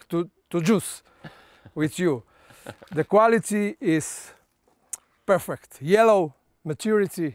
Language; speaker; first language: English; non-native, learner; Slovenian